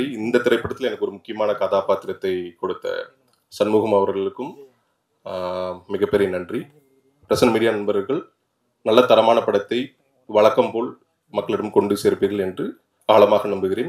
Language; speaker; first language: Tamil; native; Tamil